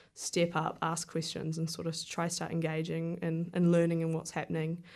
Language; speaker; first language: English; native; English